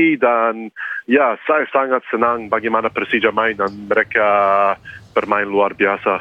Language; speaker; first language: Indonesian; non-native, fluent; English